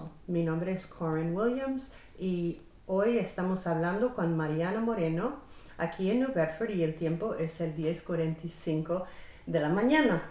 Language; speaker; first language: Spanish; non-native, fluent; English